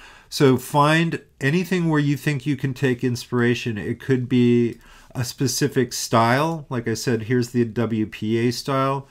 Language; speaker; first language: English; native; English